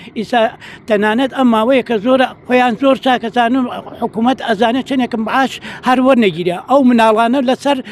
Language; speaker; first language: Central Kurdish; native; Central Kurdish